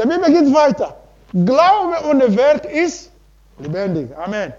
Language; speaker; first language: German; non-native, learner; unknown